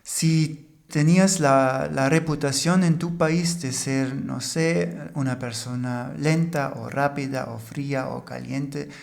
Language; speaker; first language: Spanish; non-native, fluent; German